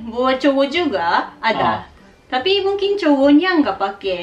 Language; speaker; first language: Indonesian; non-native, fluent; Japanese